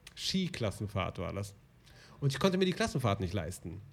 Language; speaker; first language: German; early bilingual, other home language; Arabic